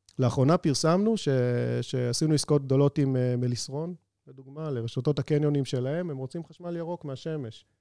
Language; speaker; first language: Hebrew; native; Hebrew